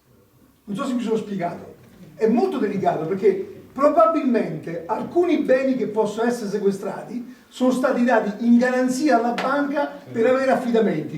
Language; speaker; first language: Italian; native; Italian